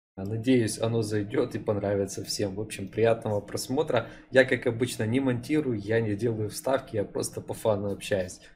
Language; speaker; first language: Russian; native; Russian